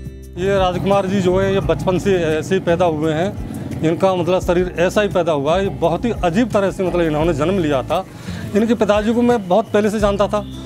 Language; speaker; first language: Hindi; native; Hindi